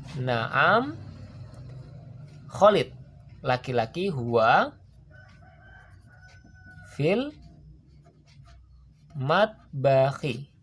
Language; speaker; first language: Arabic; non-native, learner; Indonesian